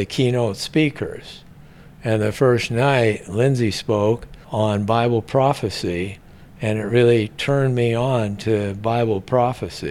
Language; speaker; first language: English; native; English